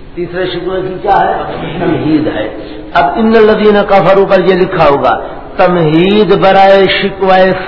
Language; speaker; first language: Urdu; non-native, local second language; Punjabi